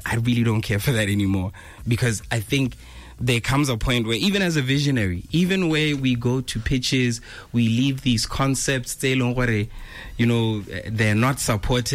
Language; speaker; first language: English; non-native, local second language; Tswana